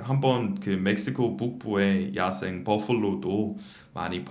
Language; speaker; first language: Korean; non-native, fluent; English